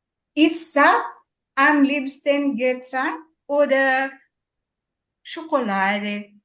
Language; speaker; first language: German; non-native, learner; Filipino